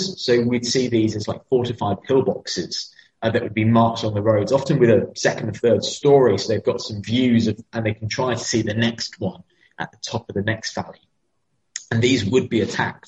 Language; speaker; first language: English; native; English